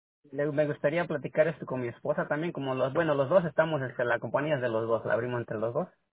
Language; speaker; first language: Spanish; native; Spanish